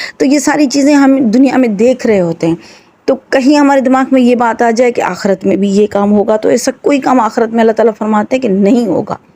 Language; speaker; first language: Urdu; non-native, local second language; Sindhi